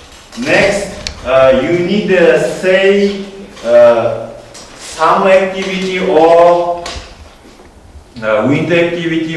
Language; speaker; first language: English; non-native, learner; Kazakh